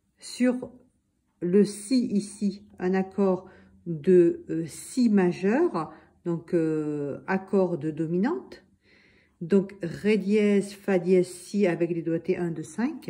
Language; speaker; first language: French; native; French